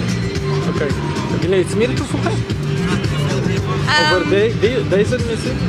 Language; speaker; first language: Dutch; non-native, learner; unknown